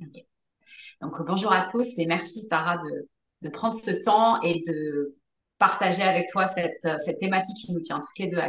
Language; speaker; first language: French; native; French